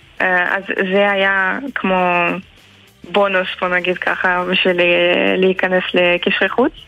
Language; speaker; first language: Hebrew; early bilingual, heritage; Hebrew